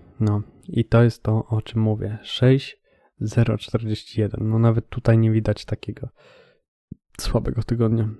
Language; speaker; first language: Polish; native; Polish